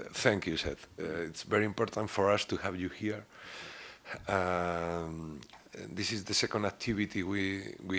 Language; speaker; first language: English; non-native, fluent; Spanish